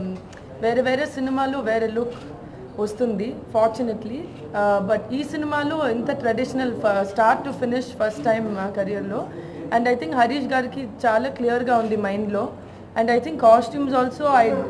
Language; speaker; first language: Telugu; non-native, local second language; Tamil